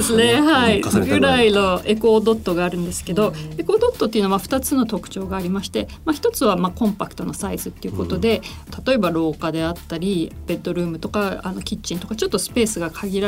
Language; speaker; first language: Japanese; native; Japanese